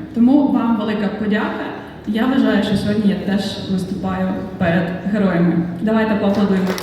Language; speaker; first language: Ukrainian; non-native, local second language; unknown